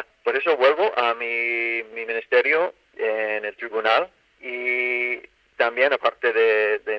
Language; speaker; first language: Spanish; non-native, fluent; English